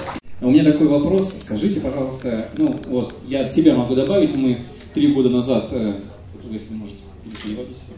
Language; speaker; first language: Russian; native; Russian